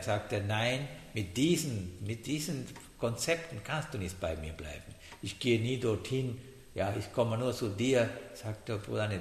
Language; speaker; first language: German; non-native, learner; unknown